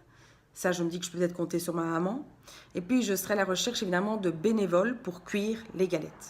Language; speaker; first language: French; native; French